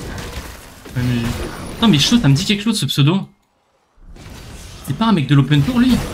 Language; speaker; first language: French; native; French